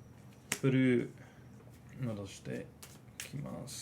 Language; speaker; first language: Japanese; non-native, fluent; English